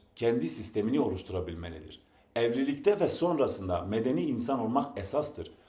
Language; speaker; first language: Turkish; non-native, local second language; Zaza